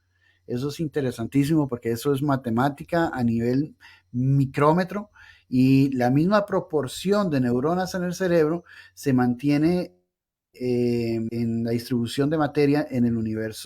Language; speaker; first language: Spanish; native; Spanish